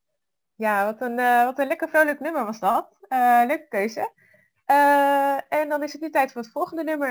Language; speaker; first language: Dutch; native; Dutch